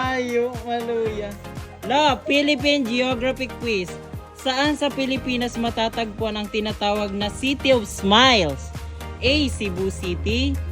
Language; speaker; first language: Filipino; non-native, local second language; Bikol